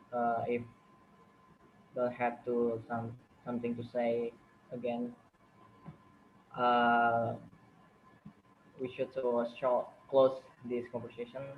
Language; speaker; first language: English; non-native, learner; Indonesian